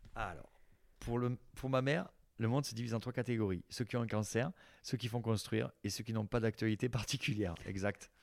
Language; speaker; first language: French; native; French